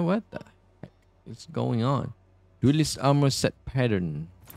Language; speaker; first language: English; non-native, local second language; Malay